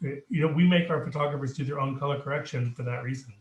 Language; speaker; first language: English; native; English